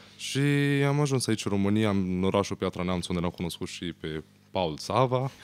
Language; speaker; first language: Romanian; non-native, fluent; Italian